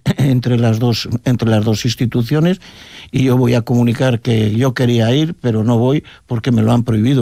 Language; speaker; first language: Spanish; native; Spanish